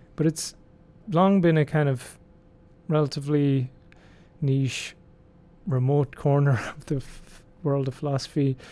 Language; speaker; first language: English; native; English